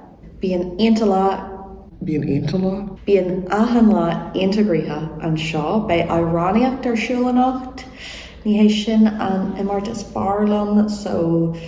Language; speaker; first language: Irish; non-native, local second language; English